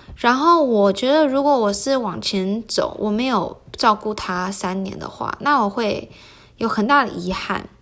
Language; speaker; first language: Chinese; early bilingual, heritage; Chinese